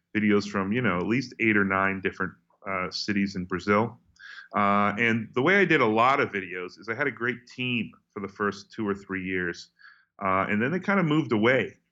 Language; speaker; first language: English; native; English